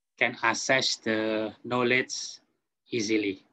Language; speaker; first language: English; non-native, fluent; Indonesian